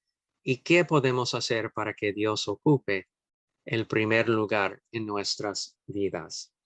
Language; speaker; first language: Spanish; non-native, fluent; English